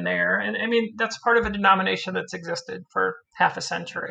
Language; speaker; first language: English; native; English